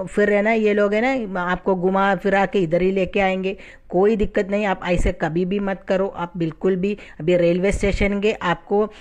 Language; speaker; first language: Hindi; non-native, fluent; Tamil